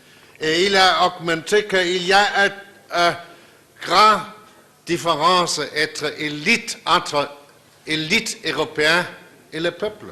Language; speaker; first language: French; non-native, fluent; Danish